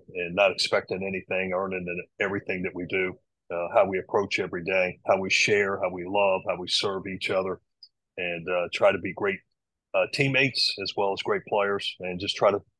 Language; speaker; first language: English; native; English